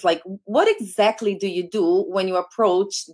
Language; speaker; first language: English; non-native, fluent; Portuguese